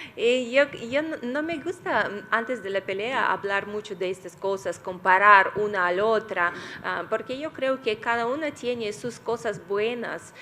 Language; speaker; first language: Spanish; non-native, fluent; Russian